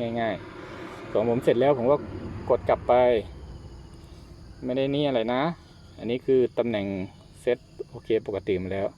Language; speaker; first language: Thai; native; Thai